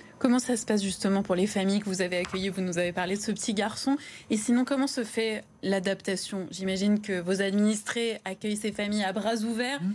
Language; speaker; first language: French; native; French